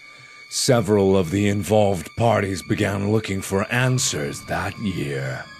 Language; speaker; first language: English; native; English